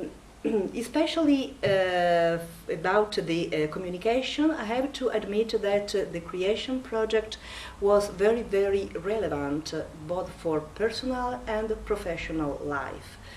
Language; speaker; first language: English; non-native, learner; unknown